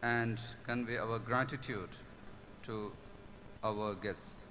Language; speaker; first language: English; non-native, local second language; Malayalam